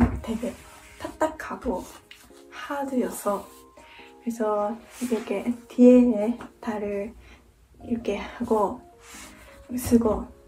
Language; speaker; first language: Korean; non-native, fluent; Japanese